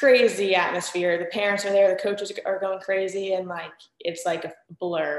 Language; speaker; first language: English; native; English